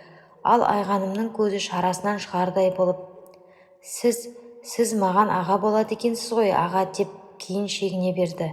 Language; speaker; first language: Kazakh; native; Kazakh